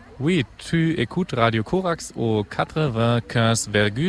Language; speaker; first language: French; non-native, learner; German